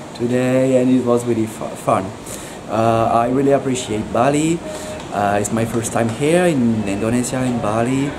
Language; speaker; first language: English; non-native, learner; French